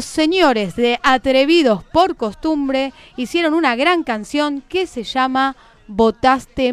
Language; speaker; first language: Spanish; native; Spanish